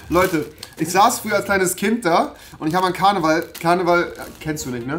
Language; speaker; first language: German; native; German